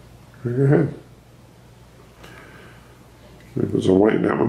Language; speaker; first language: English; native; English